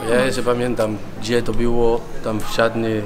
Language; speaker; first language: Polish; non-native, learner; Spanish